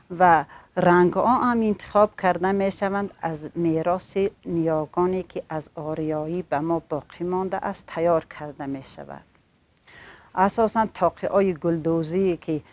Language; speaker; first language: Tajik; non-native, local second language; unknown